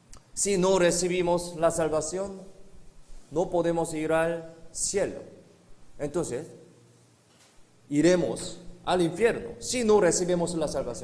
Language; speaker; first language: Spanish; non-native, learner; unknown